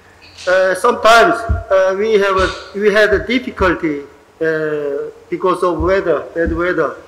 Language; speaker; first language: English; non-native, learner; Korean